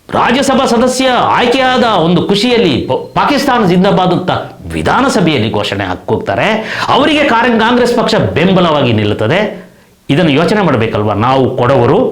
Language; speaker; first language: Kannada; non-native, local second language; Kodava